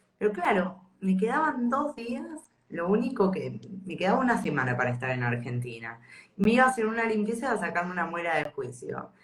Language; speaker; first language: Spanish; native; Spanish